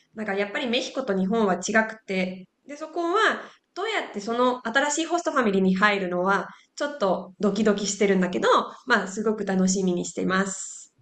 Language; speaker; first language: Japanese; non-native, fluent; Spanish